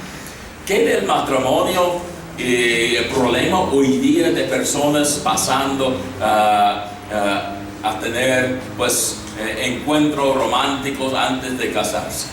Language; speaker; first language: Spanish; non-native, fluent; English